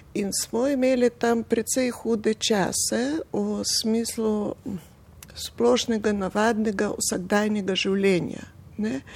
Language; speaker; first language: Slovenian; non-native, fluent; Russian